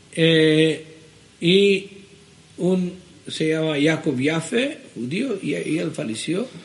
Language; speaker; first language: Spanish; early bilingual, heritage; Spanish